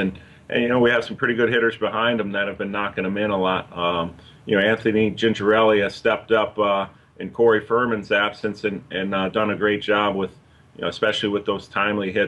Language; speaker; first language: English; native; English